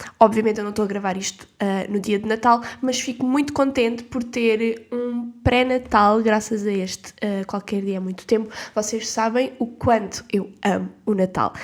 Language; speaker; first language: Portuguese; native; Portuguese